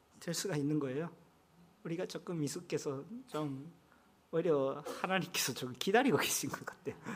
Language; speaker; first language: Korean; non-native, fluent; Japanese